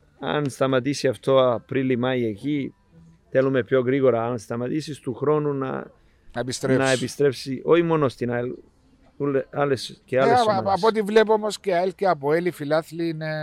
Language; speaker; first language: Greek; non-native, learner; Serbian